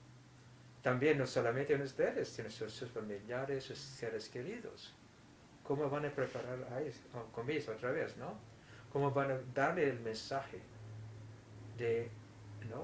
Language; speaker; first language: Spanish; non-native, fluent; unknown